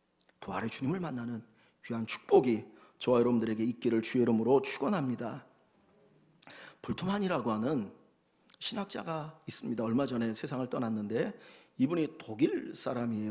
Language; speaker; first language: Korean; native; Korean